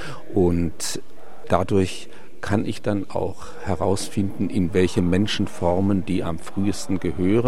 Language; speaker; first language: German; native; German